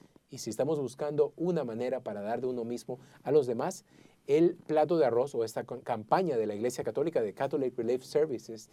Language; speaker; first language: Spanish; native; Spanish